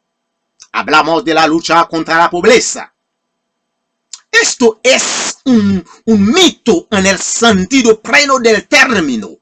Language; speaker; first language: Spanish; non-native, fluent; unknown